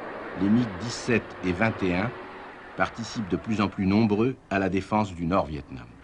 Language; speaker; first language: French; native; French